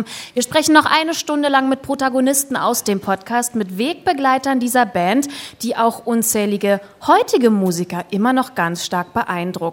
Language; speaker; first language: German; native; German